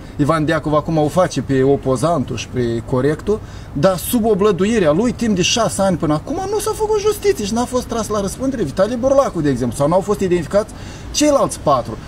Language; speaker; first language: Romanian; native; Romanian